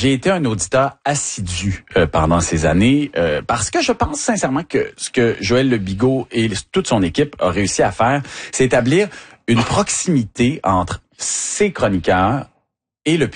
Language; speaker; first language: French; native; French